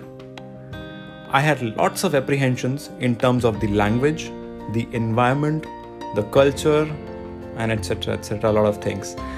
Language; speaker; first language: English; non-native, local second language; Hindi